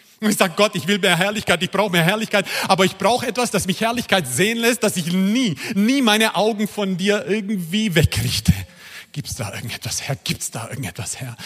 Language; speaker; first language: German; non-native, fluent; Croatian